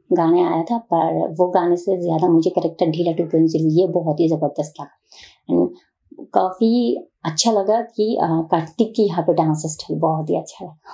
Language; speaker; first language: Hindi; non-native, learner; Bangla